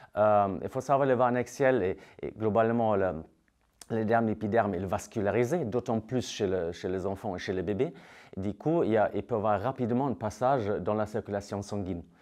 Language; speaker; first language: French; native; French